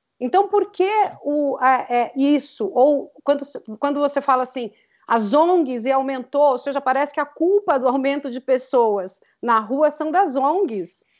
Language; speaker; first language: Portuguese; native; Portuguese